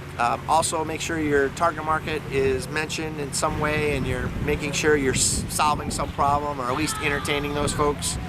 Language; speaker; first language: English; native; English